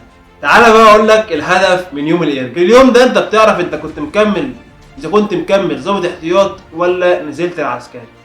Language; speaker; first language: Arabic; native; Arabic